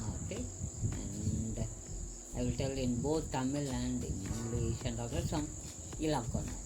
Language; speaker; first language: English; non-native, local second language; Tamil